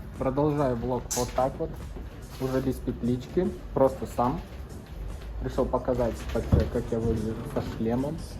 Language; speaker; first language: Russian; non-native, fluent; Turkmen